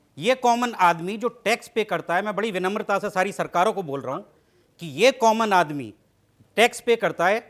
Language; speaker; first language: Hindi; native; Hindi